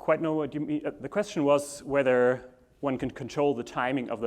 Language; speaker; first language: English; non-native, fluent; German